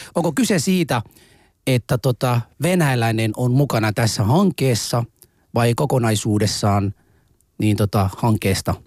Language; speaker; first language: Finnish; non-native, fluent; Somali